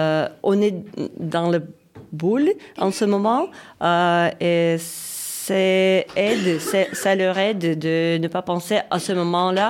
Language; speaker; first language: French; non-native, fluent; Ukrainian